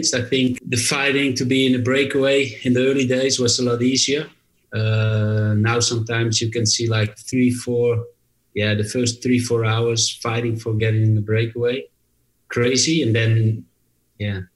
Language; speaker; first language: English; non-native, fluent; Dutch